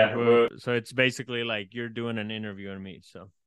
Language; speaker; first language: English; early bilingual, other home language; Spanish